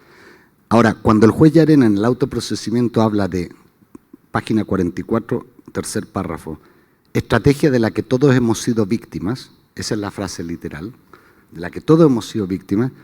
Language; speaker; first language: Spanish; native; Spanish